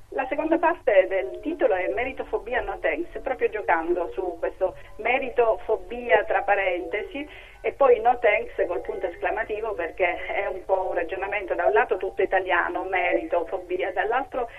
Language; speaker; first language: Italian; native; Italian